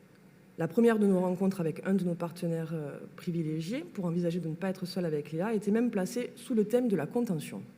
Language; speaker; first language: French; native; French